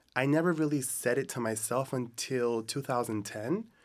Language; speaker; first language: English; native; English